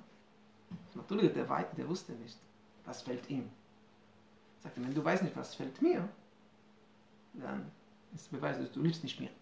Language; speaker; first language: German; non-native, fluent; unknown